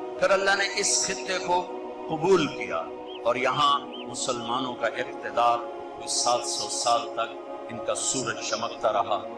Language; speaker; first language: Urdu; non-native, local second language; Punjabi